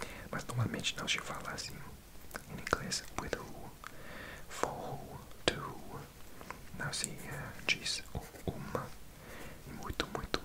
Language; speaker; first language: Portuguese; non-native, learner; English